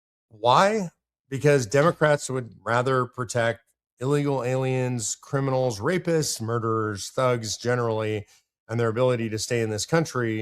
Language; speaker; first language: English; native; English